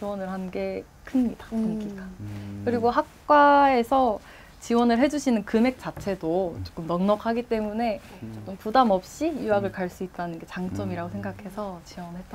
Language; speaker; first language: Korean; native; Korean